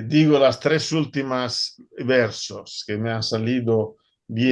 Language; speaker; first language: Spanish; non-native, learner; Italian